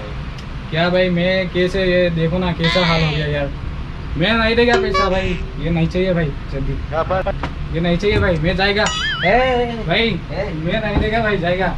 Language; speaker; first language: Hindi; non-native, local second language; Assamese